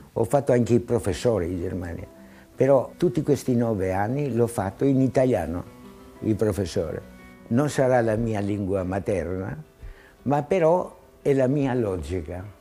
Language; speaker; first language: Italian; non-native, fluent; Greek